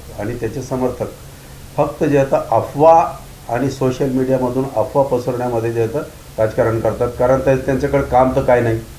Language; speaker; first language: Marathi; non-native, local second language; Urdu